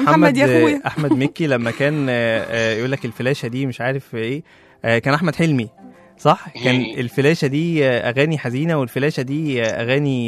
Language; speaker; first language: Arabic; native; Arabic